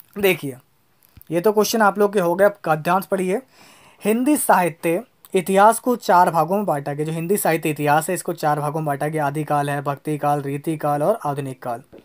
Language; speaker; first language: Hindi; native; Hindi